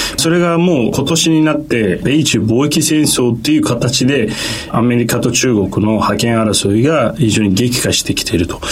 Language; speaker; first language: Japanese; non-native, fluent; Turkish